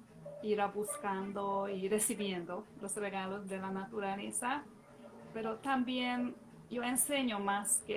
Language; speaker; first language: Spanish; non-native, fluent; Hungarian